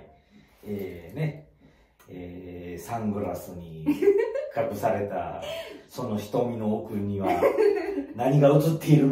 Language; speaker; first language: Japanese; native; Japanese